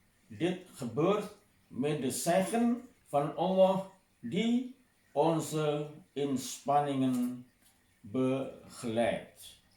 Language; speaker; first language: Dutch; non-native, fluent; Indonesian